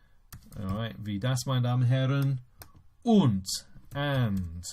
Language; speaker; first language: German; non-native, fluent; English